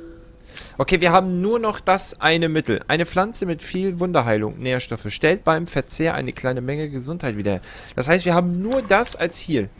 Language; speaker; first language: German; native; German